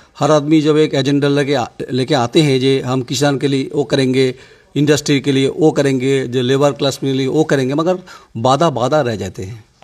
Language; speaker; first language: Hindi; non-native, local second language; Bangla